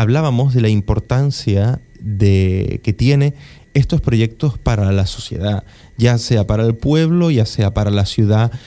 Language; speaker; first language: Spanish; native; Spanish